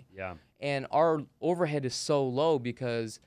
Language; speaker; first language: English; native; English